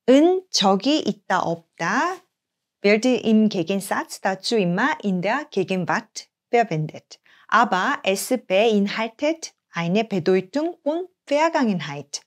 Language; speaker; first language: German; non-native, fluent; Korean